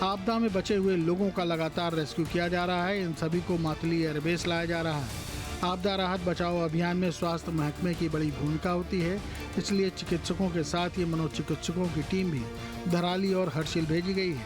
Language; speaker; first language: Hindi; native; Hindi